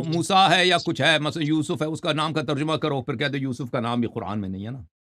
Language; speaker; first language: Urdu; native; Urdu